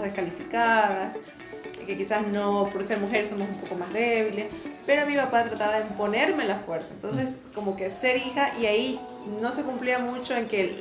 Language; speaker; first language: Spanish; native; Spanish